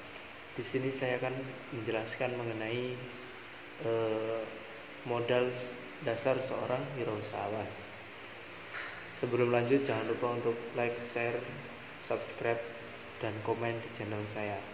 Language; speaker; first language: Indonesian; native; Indonesian